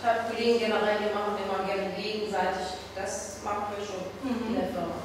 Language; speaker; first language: German; native; German